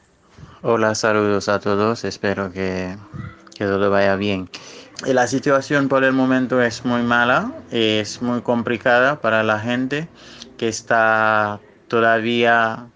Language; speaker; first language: Spanish; non-native, fluent; Haitian Creole